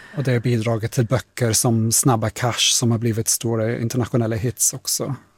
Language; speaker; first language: Swedish; non-native, fluent; English